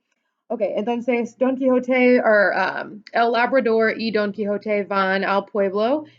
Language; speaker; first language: Spanish; non-native, fluent; English